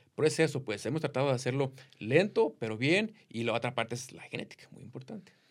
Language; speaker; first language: Spanish; native; Spanish